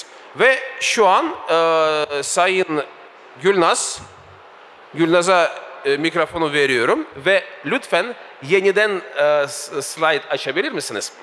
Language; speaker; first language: Turkish; non-native, fluent; Russian